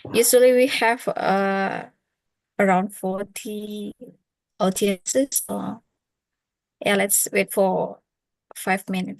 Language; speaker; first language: English; non-native, fluent; Indonesian